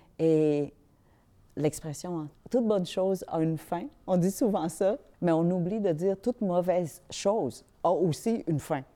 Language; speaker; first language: French; early bilingual, other home language; Vietnamese